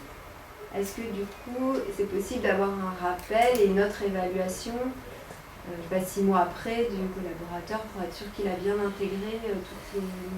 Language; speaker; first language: French; native; French